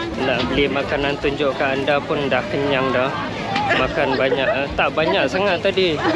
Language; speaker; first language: Malay; non-native, fluent; Khmer